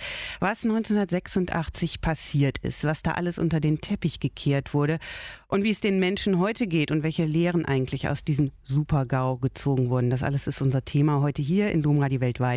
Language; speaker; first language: German; native; German